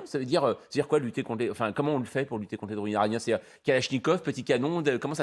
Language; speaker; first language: French; native; French